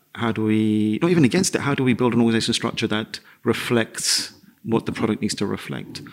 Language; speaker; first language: English; native; English